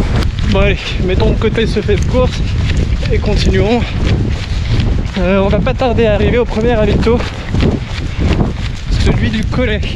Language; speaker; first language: French; native; French